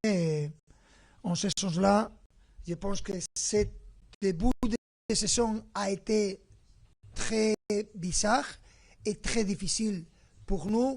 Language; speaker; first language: French; non-native, fluent; Spanish